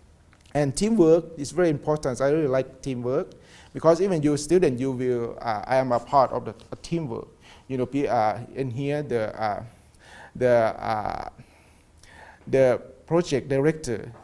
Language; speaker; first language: English; non-native, learner; Thai